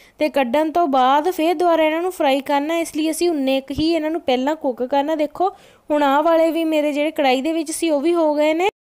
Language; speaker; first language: Punjabi; native; Punjabi